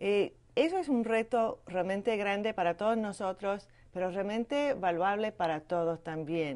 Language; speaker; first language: Spanish; non-native, fluent; English